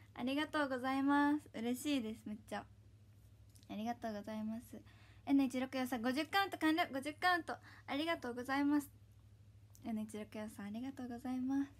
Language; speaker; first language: Japanese; native; Japanese